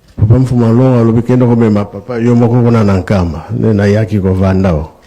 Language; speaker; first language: Lingala; native; Lingala